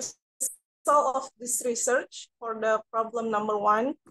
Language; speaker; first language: English; non-native, learner; Indonesian